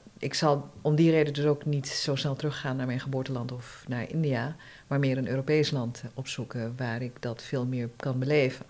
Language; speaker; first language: Dutch; early bilingual, other home language; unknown